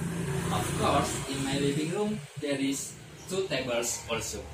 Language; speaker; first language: English; non-native, learner; Indonesian